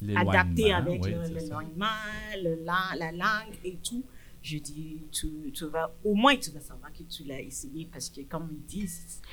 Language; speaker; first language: French; non-native, fluent; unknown